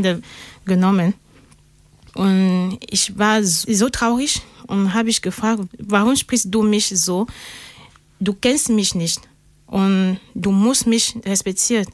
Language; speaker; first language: German; non-native, learner; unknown